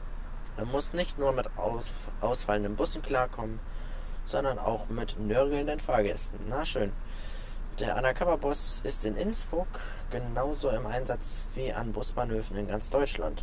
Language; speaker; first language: German; native; German